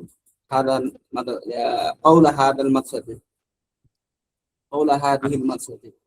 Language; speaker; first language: Arabic; non-native, learner; Bangla